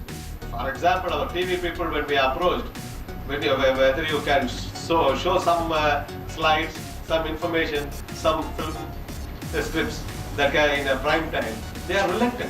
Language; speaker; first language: English; non-native, local second language; Tamil